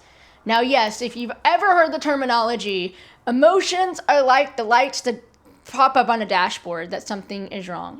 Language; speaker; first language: English; native; English